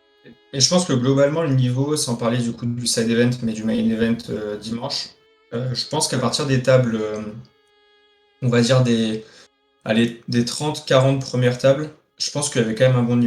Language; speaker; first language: French; native; French